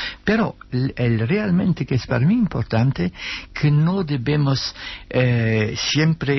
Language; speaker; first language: Spanish; non-native, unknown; Dutch